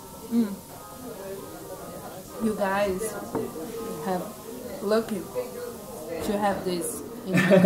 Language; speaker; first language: English; non-native, fluent; Portuguese